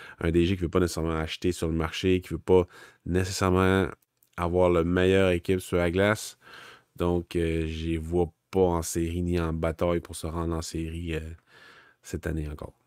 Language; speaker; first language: French; native; French